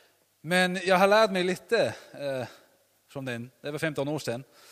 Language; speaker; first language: Swedish; non-native, learner; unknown